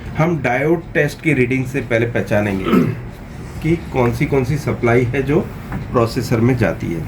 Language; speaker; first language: Hindi; non-native, local second language; Gujarati